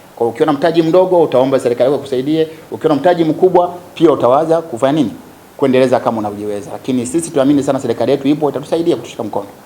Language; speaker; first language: Swahili; native; Swahili